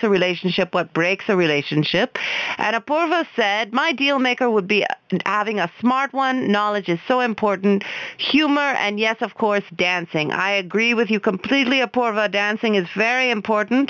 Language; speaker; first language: English; native; English